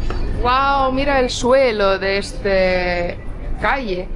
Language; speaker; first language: Spanish; non-native, fluent; Estonian